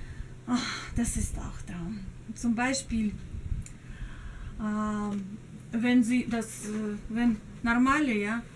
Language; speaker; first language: German; non-native, learner; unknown